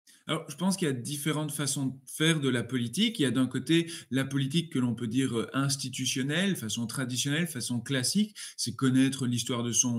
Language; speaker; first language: French; native; French